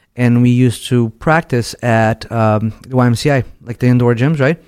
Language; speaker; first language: English; non-native, fluent; Portuguese